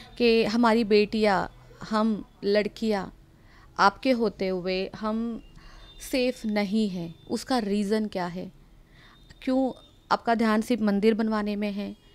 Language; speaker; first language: Hindi; non-native, local second language; Marathi